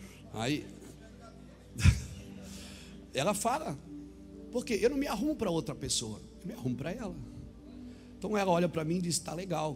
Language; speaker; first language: Portuguese; native; Portuguese